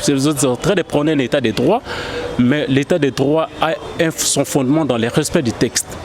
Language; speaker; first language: French; non-native, local second language; Lingala